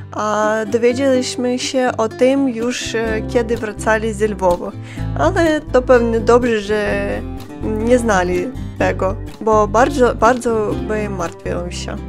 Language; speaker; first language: Polish; non-native, learner; Ukrainian